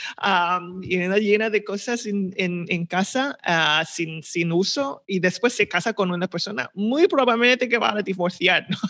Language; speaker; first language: Spanish; non-native, fluent; Chinese